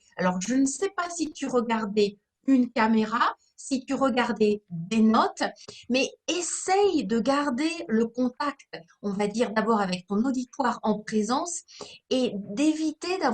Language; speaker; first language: French; native; French